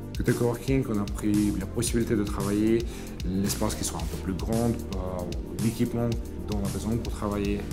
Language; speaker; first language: French; non-native, fluent; Ukrainian